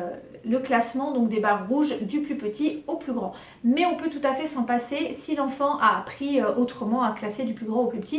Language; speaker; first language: French; native; French